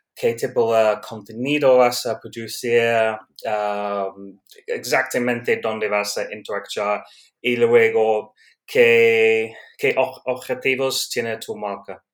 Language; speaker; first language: Spanish; non-native, learner; English